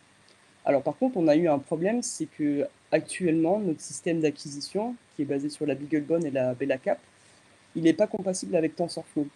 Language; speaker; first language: French; native; French